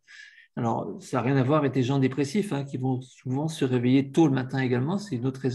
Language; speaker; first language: French; native; French